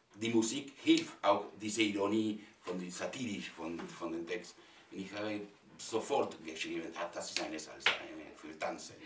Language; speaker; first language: German; non-native, learner; Spanish